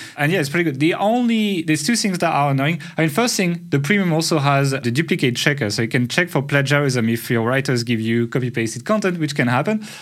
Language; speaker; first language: English; non-native, fluent; French